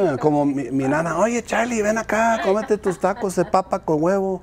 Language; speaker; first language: Spanish; early bilingual, heritage; Spanish